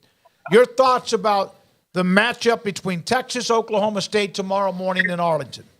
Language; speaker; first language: English; native; English